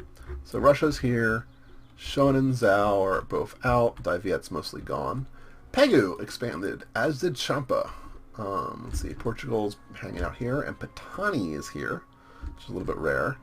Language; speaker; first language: English; native; English